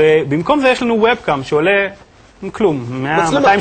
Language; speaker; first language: Hebrew; native; Hebrew